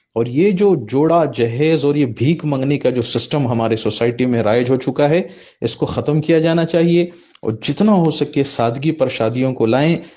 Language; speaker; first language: Hindi; native; Hindi